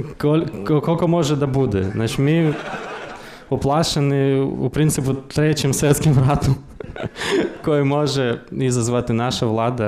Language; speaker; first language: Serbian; non-native, fluent; Russian